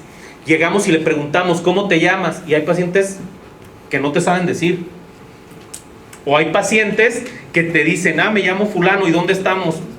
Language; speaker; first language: Spanish; native; Spanish